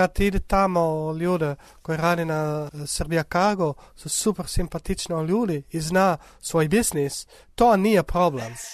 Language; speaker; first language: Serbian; non-native, learner; Dutch